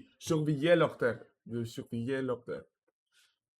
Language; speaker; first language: French; non-native, learner; Russian